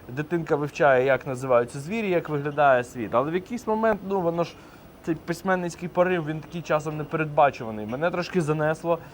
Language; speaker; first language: Ukrainian; native; Ukrainian